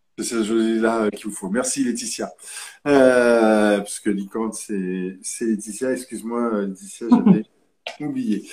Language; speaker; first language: French; native; French